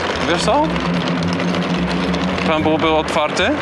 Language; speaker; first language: Polish; non-native, learner; English